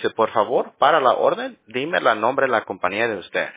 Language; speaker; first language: Spanish; early bilingual, heritage; Spanish